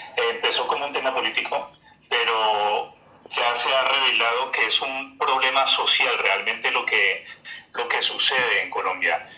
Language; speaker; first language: Spanish; native; Spanish